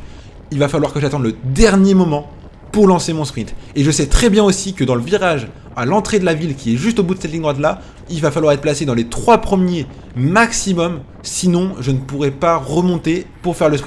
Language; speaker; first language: French; native; French